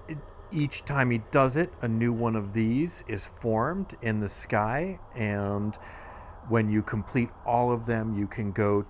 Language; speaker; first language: English; native; English